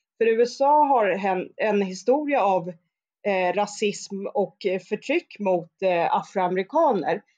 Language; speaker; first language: Swedish; native; Swedish